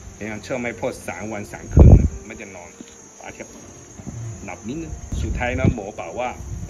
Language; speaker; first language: Thai; non-native, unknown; Chinese